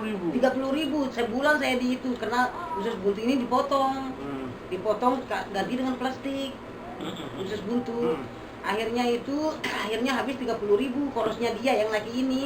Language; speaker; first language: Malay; non-native, local second language; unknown